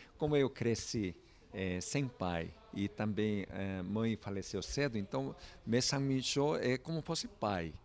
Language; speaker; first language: Portuguese; non-native, fluent; Korean